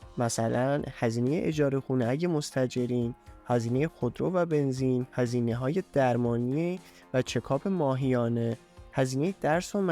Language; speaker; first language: Persian; native; Persian